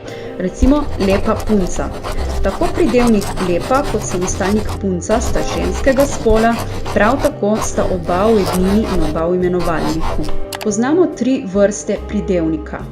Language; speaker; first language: Slovenian; native; Slovenian